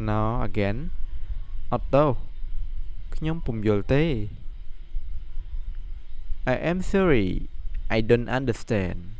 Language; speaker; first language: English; non-native, learner; Khmer